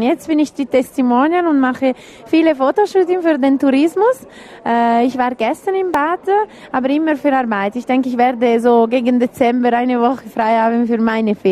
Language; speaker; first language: German; non-native, local second language; Italian